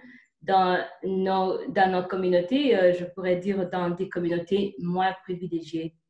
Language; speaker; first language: French; non-native, fluent; Kinyarwanda